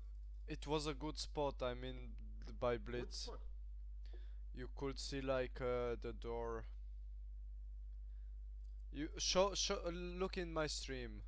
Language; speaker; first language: English; non-native, fluent; German